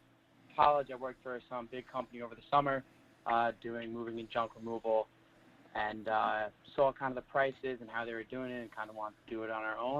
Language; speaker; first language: English; native; English